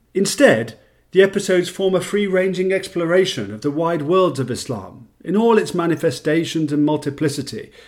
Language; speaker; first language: English; native; English